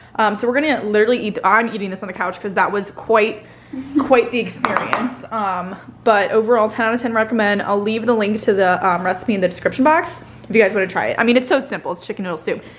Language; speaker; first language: English; native; English